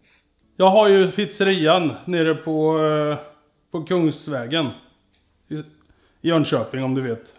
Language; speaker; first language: Swedish; native; Swedish